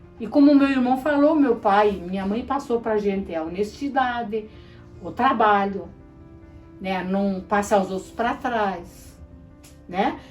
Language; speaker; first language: Portuguese; early bilingual, other home language; Polish